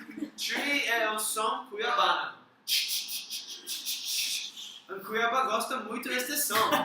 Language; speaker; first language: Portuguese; non-native, learner; English